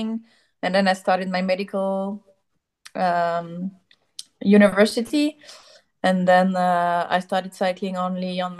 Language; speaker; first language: English; non-native, fluent; French